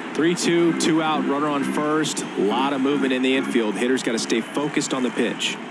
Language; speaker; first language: English; native; English